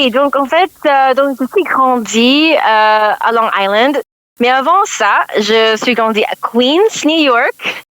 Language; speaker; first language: French; non-native, learner; English